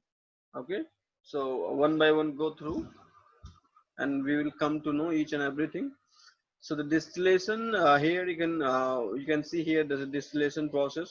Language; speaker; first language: English; non-native, local second language; Hindi